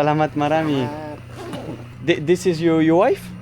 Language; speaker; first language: English; non-native, learner; French